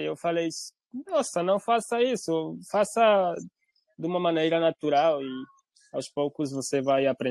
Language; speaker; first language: Portuguese; non-native, fluent; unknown